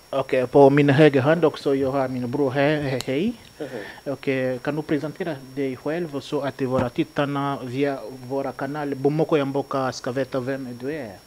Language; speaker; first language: Swedish; non-native, learner; Lingala